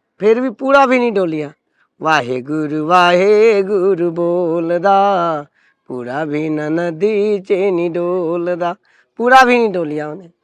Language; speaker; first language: Punjabi; early bilingual, other home language; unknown